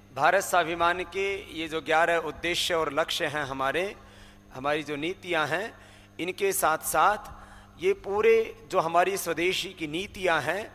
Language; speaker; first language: Hindi; native; Hindi